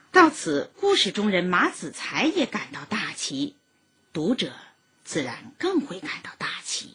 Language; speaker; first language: Chinese; native; Chinese